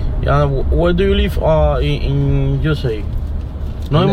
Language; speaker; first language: English; non-native, learner; Spanish